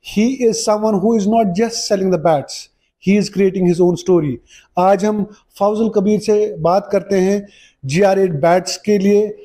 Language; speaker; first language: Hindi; non-native, local second language; Kashmiri